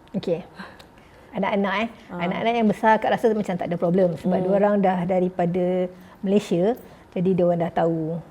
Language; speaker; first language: Malay; native; Malay